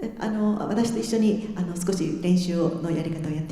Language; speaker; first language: Japanese; native; Japanese